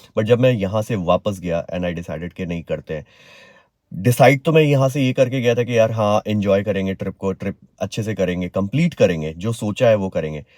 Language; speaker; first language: Hindi; native; Hindi